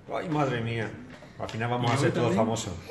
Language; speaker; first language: Spanish; native; Spanish